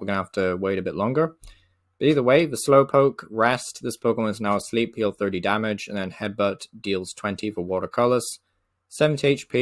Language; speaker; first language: English; native; English